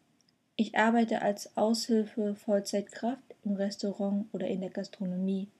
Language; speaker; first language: German; non-native, fluent; Vietnamese